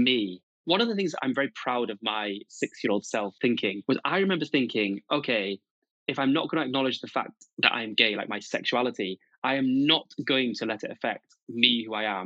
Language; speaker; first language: English; native; English